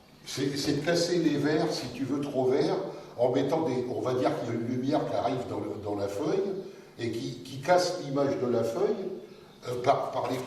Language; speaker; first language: French; native; French